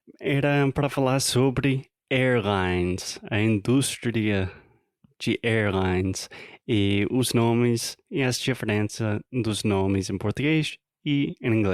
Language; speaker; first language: Portuguese; non-native, fluent; English